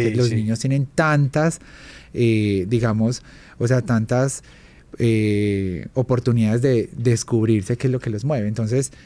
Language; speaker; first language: Spanish; native; Spanish